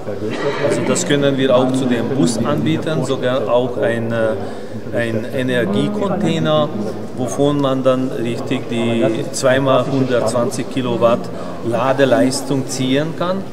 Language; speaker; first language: German; non-native, learner; Hungarian